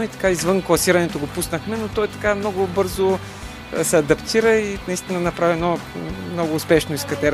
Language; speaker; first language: Bulgarian; native; Bulgarian